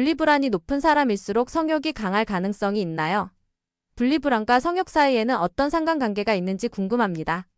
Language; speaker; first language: Korean; native; Korean